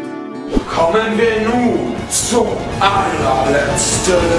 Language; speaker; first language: German; native; German